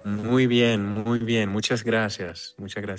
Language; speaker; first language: Spanish; non-native, fluent; Hebrew